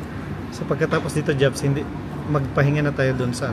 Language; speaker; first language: Filipino; native; Filipino